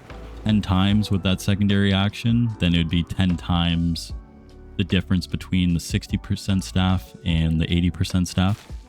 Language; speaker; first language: English; native; English